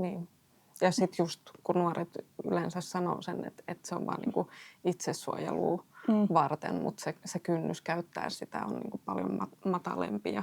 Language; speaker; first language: Finnish; native; Finnish